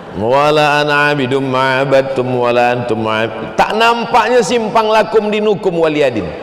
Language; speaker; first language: Malay; native; Malay